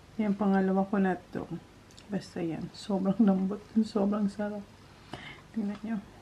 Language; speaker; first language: Filipino; non-native, local second language; Bikol